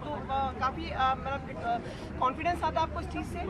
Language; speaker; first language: Hindi; native; Hindi